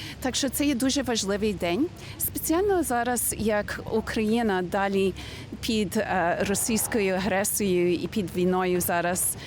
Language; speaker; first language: Ukrainian; early bilingual, heritage; Ukrainian